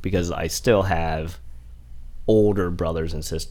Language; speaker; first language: English; early bilingual, other home language; Vietnamese